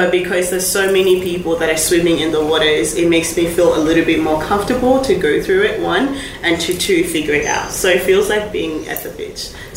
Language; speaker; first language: English; non-native, local second language; Shona